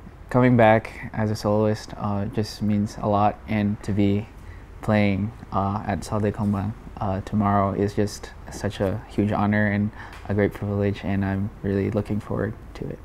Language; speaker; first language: English; native; English